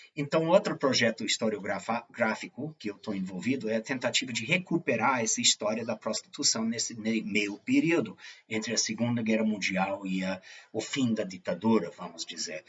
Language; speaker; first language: Portuguese; non-native, fluent; English